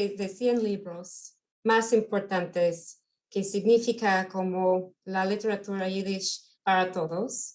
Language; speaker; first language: Spanish; non-native, fluent; English